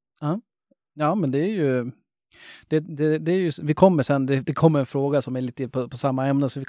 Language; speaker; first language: Swedish; native; Swedish